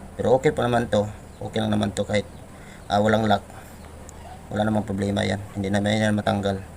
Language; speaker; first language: Filipino; non-native, local second language; Cebuano